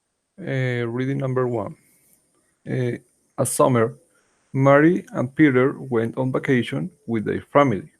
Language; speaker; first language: English; non-native, learner; Spanish